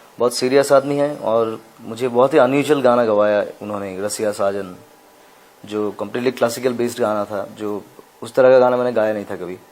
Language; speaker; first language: Hindi; non-native, local second language; Assamese